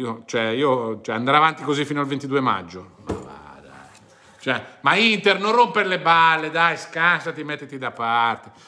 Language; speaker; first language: Italian; native; Italian